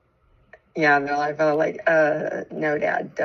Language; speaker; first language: English; native; English